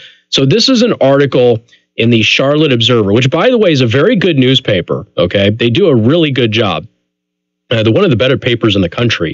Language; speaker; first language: English; native; English